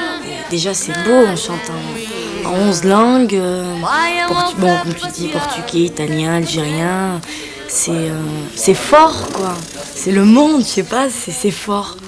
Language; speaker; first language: French; native; French